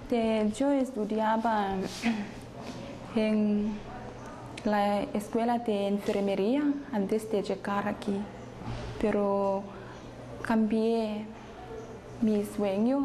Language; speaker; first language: Spanish; non-native, learner; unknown